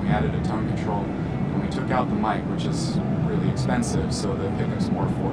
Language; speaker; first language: English; native; English